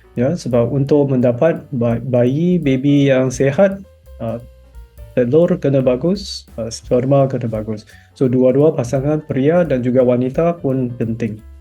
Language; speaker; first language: Malay; non-native, local second language; Chinese